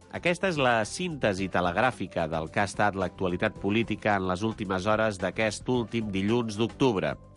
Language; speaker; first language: Catalan; native; Catalan